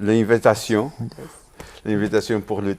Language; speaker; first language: French; non-native, learner; Portuguese